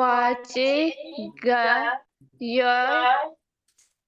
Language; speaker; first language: Chinese; non-native, learner; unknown